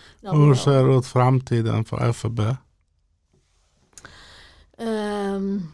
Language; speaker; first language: Swedish; non-native, local second language; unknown